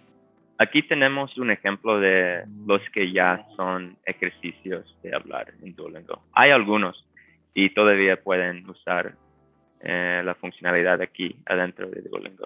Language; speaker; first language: Spanish; non-native, fluent; English